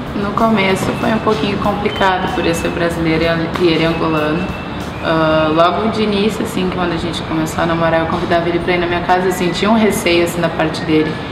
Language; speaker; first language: Portuguese; native; Portuguese